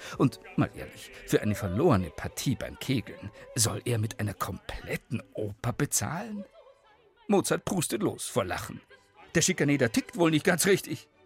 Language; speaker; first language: German; native; German